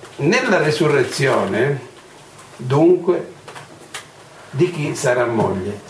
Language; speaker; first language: Italian; non-native, fluent; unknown